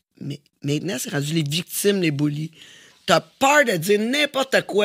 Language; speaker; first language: French; native; French